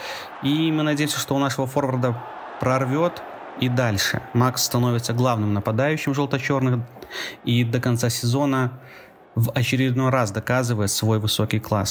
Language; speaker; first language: Russian; native; Russian